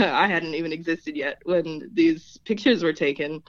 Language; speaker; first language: English; non-native, local second language; Filipino